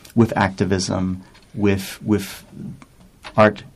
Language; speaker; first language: English; native; English